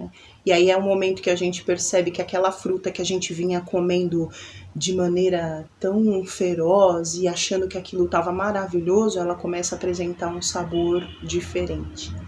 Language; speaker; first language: Portuguese; native; Portuguese